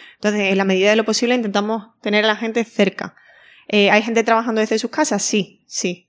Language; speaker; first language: Spanish; native; Spanish